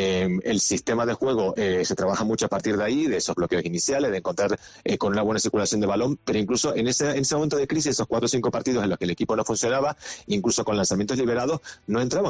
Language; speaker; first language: Spanish; native; Spanish